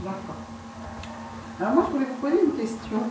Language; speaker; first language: French; native; French